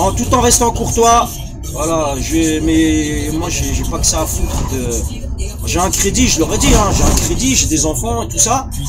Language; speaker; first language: French; early bilingual, other home language; Arabic